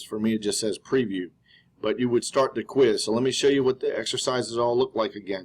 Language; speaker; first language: English; native; English